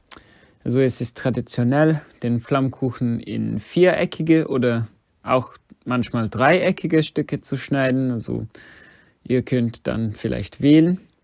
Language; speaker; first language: German; non-native, fluent; English